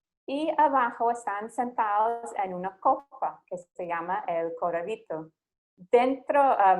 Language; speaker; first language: Spanish; non-native, fluent; English